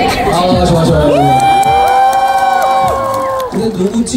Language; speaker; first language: Korean; non-native, learner; Chinese